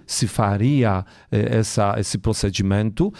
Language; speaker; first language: Portuguese; non-native, fluent; Polish